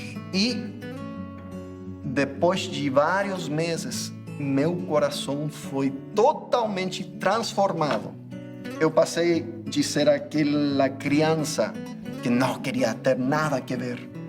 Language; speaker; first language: Portuguese; non-native, fluent; English